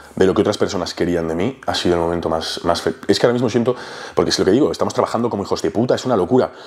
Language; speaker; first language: Spanish; native; Spanish